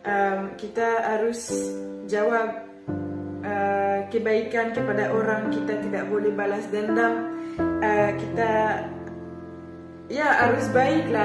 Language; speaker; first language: Indonesian; non-native, fluent; French